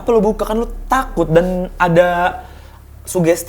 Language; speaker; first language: Indonesian; native; Indonesian